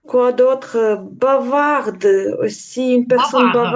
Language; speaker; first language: French; non-native, learner; Ukrainian